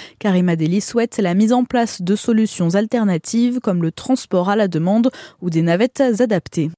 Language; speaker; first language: French; native; French